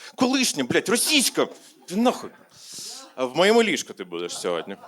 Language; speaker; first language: Ukrainian; non-native, local second language; Russian